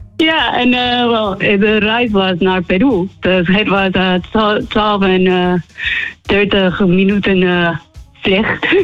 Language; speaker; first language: Dutch; non-native, learner; Spanish